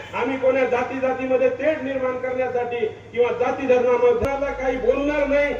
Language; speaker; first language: Marathi; non-native, local second language; Lambadi